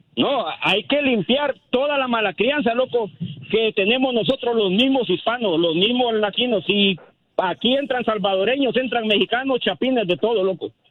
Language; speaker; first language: Spanish; native; Spanish